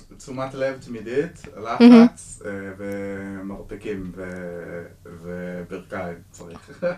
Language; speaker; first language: Hebrew; non-native, fluent; English